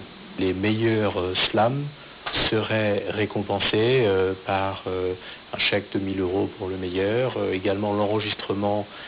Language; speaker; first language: French; native; French